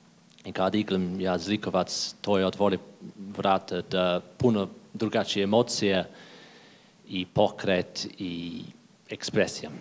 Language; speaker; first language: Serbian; non-native, learner; English